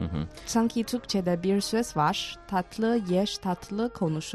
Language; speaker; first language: Turkish; non-native, fluent; Chinese